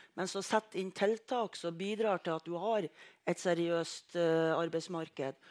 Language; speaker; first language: Norwegian; native; Norwegian